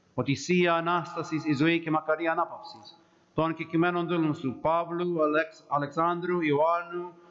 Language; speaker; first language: Greek; early bilingual, heritage; Greek